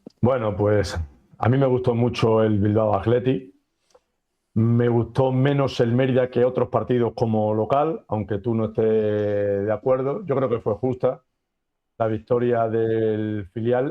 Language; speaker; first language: Spanish; native; Spanish